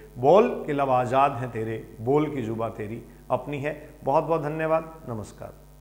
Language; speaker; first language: Hindi; native; Hindi